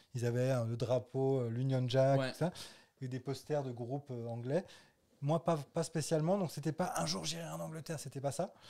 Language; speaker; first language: French; native; French